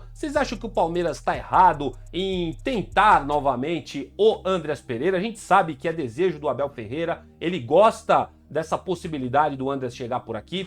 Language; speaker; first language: Portuguese; native; Portuguese